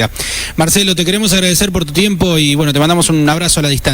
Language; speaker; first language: Spanish; native; Spanish